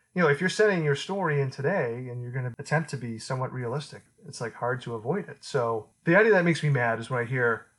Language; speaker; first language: English; native; English